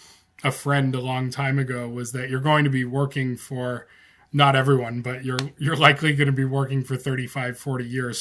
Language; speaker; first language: English; native; English